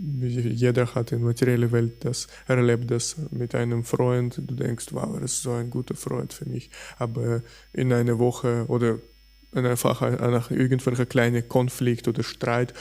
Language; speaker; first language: German; non-native, fluent; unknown